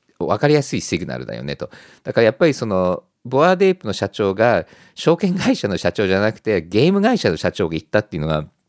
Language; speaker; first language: Japanese; native; Japanese